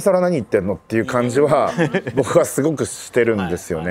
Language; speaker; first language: Japanese; native; Japanese